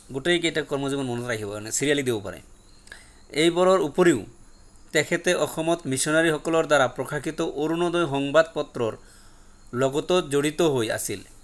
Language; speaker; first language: Assamese; non-native, local second language; Bangla